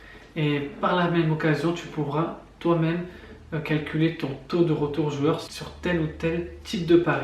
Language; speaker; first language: French; native; French